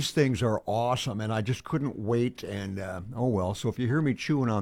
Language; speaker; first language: English; native; English